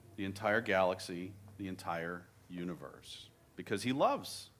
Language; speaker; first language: English; native; English